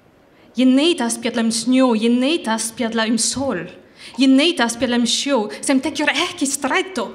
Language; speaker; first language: Icelandic; non-native, learner; French